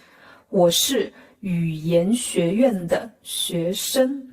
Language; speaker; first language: Chinese; non-native, fluent; Khmer